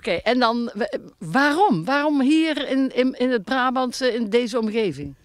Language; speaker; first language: Dutch; native; Dutch